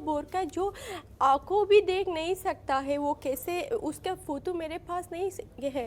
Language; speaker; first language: Hindi; non-native, learner; Persian